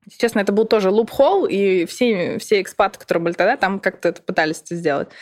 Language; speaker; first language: Russian; early bilingual, other home language; Serbian